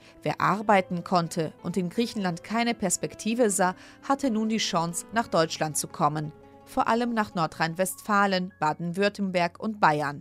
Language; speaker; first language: German; early bilingual, other home language; Greek